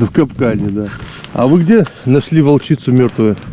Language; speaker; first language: Russian; native; Russian